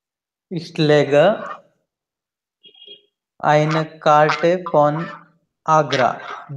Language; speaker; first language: German; non-native, learner; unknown